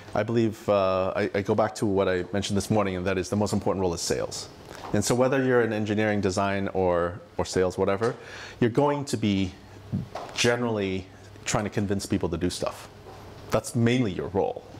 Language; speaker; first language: English; native; English